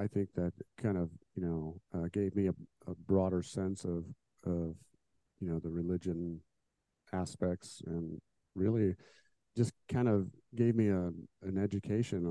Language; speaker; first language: English; native; English